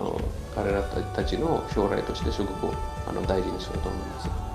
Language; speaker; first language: Japanese; non-native, fluent; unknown